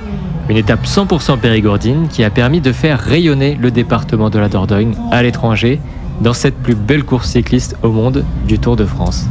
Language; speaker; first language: French; native; French